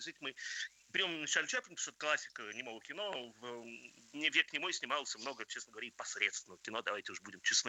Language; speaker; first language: Russian; native; Russian